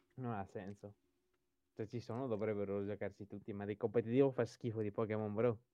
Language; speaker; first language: Italian; early bilingual, other home language; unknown